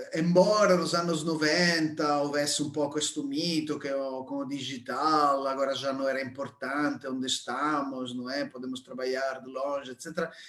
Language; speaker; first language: Portuguese; non-native, fluent; Italian